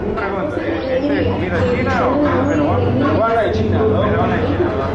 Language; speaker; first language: Spanish; non-native, fluent; English